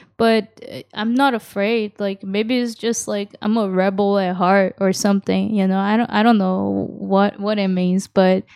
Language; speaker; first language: English; early bilingual, other home language; Japanese